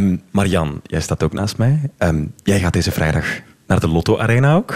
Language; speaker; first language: Dutch; native; Dutch